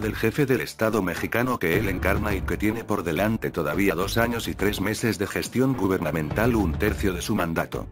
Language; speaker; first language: Spanish; native; Spanish